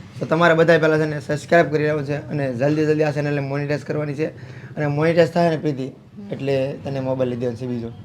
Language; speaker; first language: Gujarati; native; Gujarati